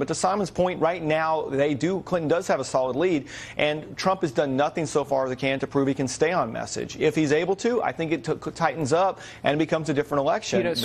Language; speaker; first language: English; native; English